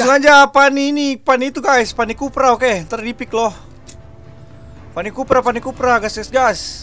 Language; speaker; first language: Indonesian; native; Indonesian